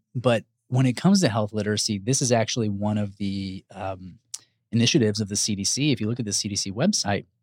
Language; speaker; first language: English; early bilingual, other home language; Spanish